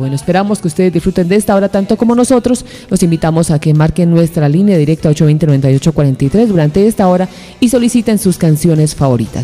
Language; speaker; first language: Spanish; native; Spanish